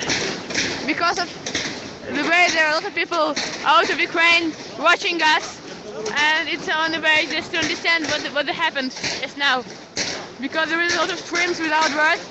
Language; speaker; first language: English; non-native, fluent; Ukrainian